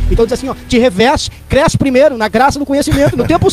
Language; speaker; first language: Portuguese; native; Portuguese